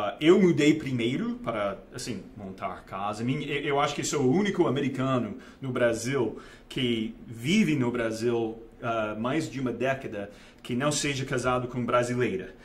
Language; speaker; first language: Portuguese; non-native, fluent; English